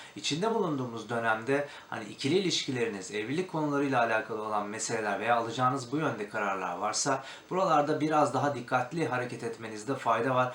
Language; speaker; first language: Turkish; native; Turkish